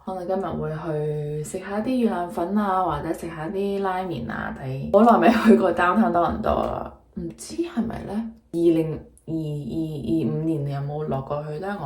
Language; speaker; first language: Cantonese; early bilingual, heritage; Cantonese